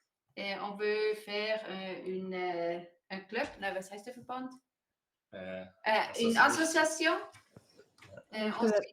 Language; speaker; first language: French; non-native, learner; German